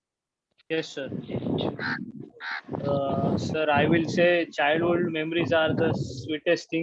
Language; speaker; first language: English; non-native, learner; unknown